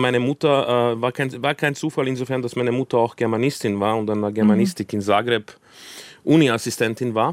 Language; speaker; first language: German; early bilingual, other home language; Croatian